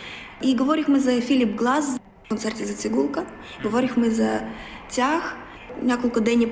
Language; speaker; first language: Bulgarian; non-native, learner; Russian